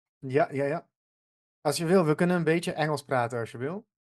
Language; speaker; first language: Dutch; native; Dutch